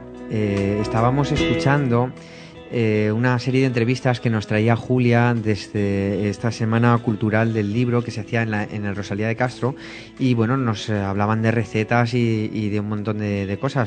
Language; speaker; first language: Spanish; native; Spanish